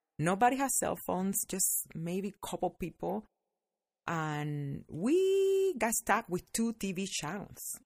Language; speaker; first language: English; non-native, fluent; Spanish